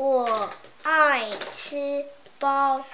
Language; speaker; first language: Chinese; early bilingual, heritage; Chinese